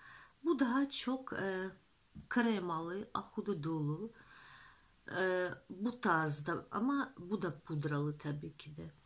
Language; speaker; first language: Turkish; non-native, fluent; Russian